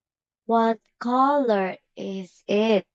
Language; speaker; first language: English; non-native, learner; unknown